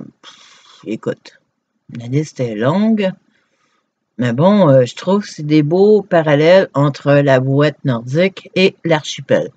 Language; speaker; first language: French; native; French